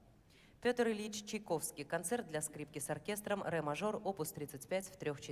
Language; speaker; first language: Russian; native; Russian